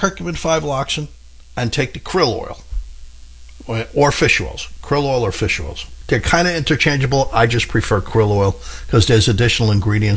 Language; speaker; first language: English; native; English